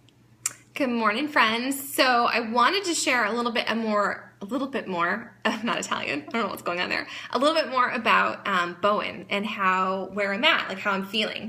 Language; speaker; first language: English; native; English